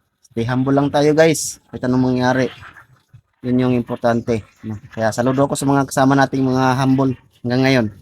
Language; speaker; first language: Filipino; non-native, local second language; Cebuano